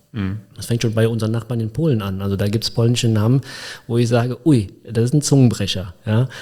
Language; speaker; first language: German; early bilingual, other home language; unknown